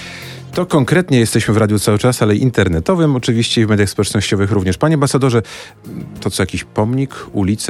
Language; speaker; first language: Polish; native; Polish